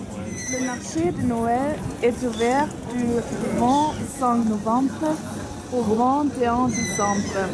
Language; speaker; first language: French; non-native, learner; German